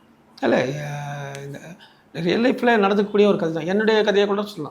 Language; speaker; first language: Tamil; native; Tamil